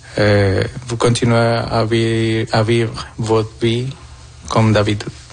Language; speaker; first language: French; non-native, fluent; Spanish